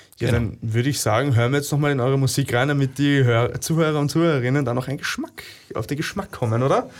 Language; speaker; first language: German; native; German